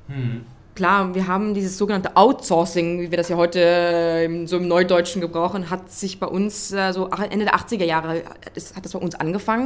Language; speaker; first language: German; native; German